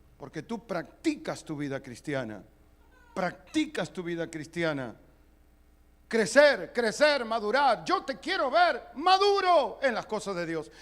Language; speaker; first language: Spanish; early bilingual, other home language; Italian